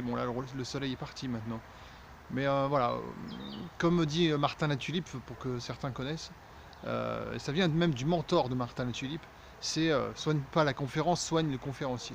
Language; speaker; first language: French; native; French